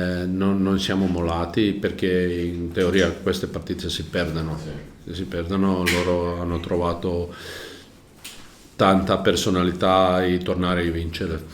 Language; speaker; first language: Italian; non-native, learner; Croatian